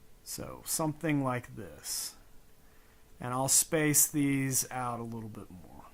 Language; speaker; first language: English; native; English